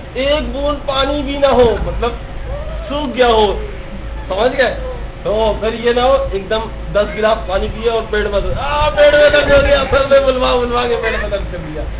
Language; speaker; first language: Urdu; native; Urdu